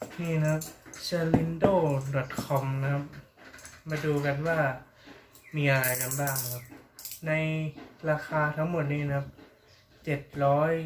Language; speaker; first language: Thai; native; Thai